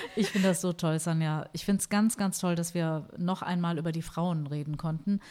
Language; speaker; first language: German; early bilingual, other home language; Turkish